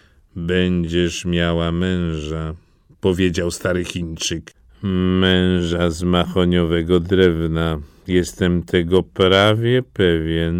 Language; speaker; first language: Polish; native; Polish